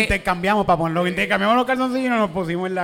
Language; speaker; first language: Spanish; native; Spanish